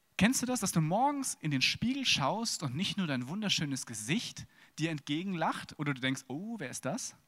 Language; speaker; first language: German; native; German